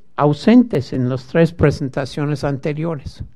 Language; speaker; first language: Spanish; non-native, fluent; English